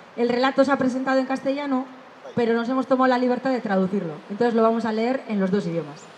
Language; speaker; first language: Spanish; native; Spanish